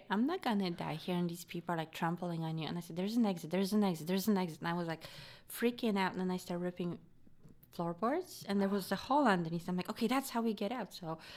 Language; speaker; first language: English; non-native, fluent; Polish